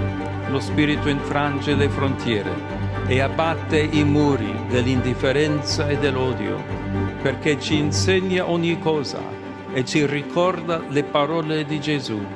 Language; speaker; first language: Italian; non-native, fluent; English